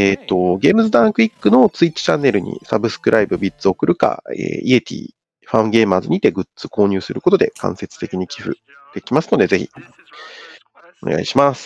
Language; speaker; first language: Japanese; native; Japanese